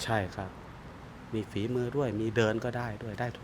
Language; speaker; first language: Thai; native; Thai